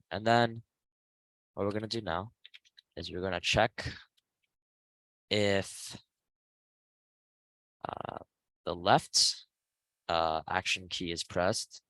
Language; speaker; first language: English; native; English